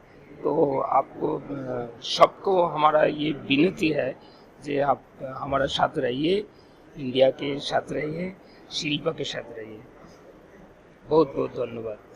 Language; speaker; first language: Hindi; non-native, local second language; Bangla